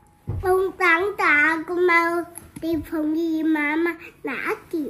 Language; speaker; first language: Indonesian; early bilingual, heritage; Indonesian